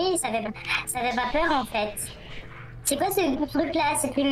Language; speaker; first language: French; native; French